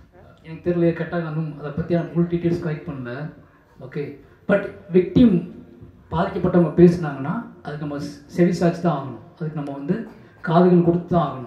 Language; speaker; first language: Tamil; native; Tamil